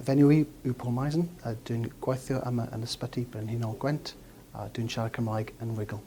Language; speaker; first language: Welsh; non-native, learner; English